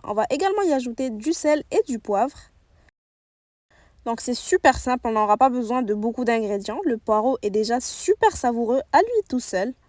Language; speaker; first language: French; native; French